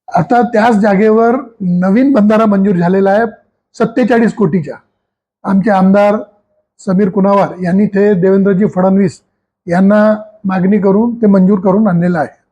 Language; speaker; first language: Marathi; non-native, local second language; Hindi